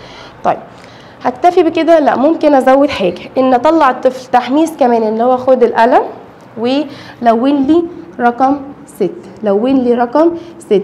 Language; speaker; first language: Arabic; native; Arabic